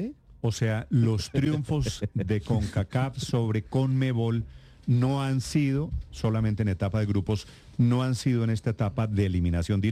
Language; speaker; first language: Spanish; native; Spanish